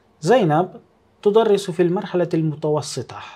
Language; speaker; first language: Arabic; non-native, fluent; Uzbek